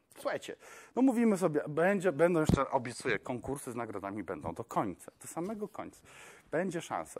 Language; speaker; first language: Polish; non-native, local second language; Kashubian